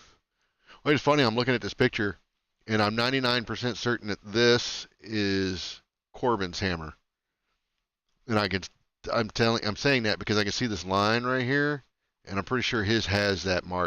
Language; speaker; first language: English; native; English